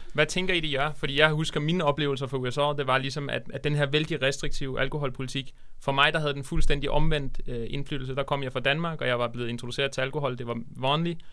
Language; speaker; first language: Danish; native; Danish